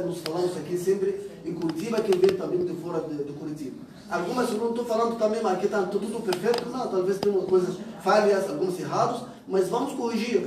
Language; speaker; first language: Portuguese; non-native, fluent; Arabic